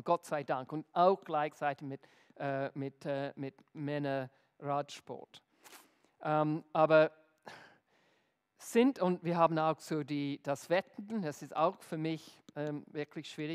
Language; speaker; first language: German; non-native, fluent; English